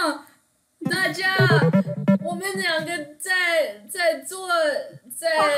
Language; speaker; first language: Chinese; early bilingual, heritage; Chinese